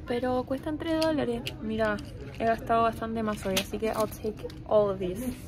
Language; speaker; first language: Spanish; early bilingual, heritage; Spanish